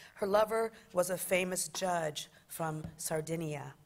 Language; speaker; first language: English; native; English